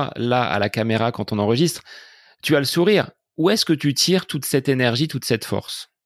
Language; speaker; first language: French; native; French